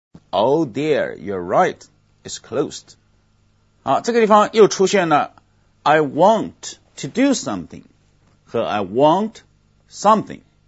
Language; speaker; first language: English; non-native, fluent; Chinese